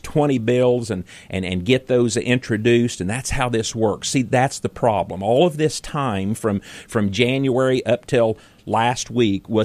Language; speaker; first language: English; native; English